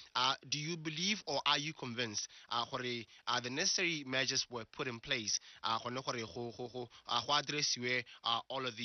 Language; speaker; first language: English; non-native, local second language; Tswana